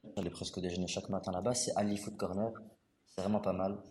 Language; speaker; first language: French; native; French